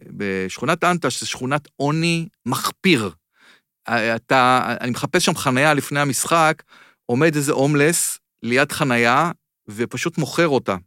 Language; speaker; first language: Hebrew; native; Hebrew